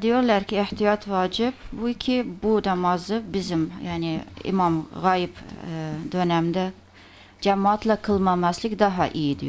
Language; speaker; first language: Turkish; non-native, fluent; Persian